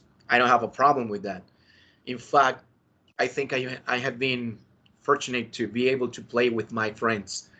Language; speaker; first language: English; non-native, fluent; Spanish